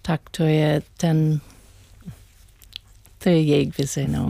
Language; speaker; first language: Czech; non-native, learner; English